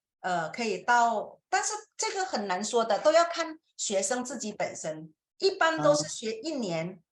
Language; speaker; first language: Chinese; non-native, fluent; Indonesian